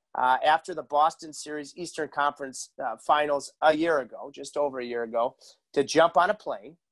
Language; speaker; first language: English; native; English